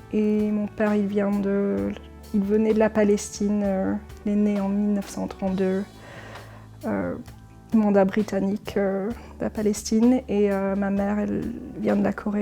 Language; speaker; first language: French; early bilingual, heritage; English